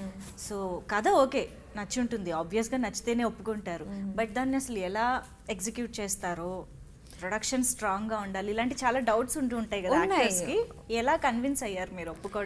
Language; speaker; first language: Telugu; native; Telugu